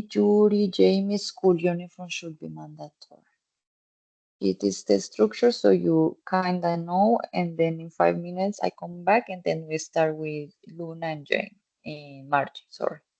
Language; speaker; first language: English; non-native, fluent; Spanish